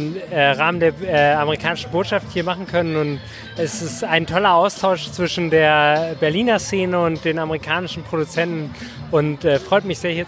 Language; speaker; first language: German; native; German